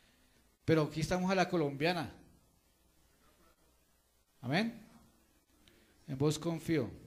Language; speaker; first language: Spanish; native; Spanish